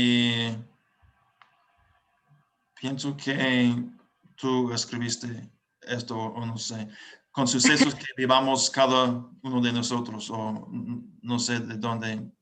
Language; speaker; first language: Spanish; non-native, learner; English